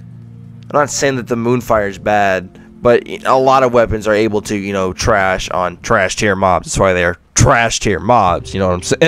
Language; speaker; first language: English; native; English